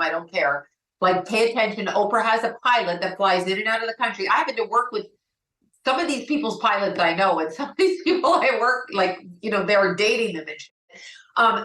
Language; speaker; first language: English; native; English